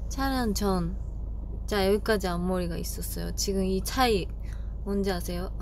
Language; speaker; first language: Korean; non-native, fluent; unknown